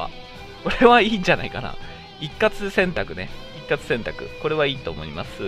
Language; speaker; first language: Japanese; native; Japanese